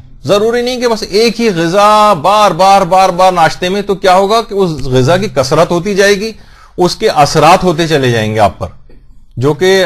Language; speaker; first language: Urdu; native; Urdu